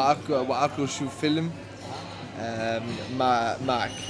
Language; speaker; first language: Arabic; non-native, learner; English